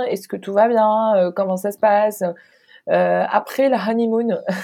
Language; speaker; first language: French; non-native, local second language; Arabic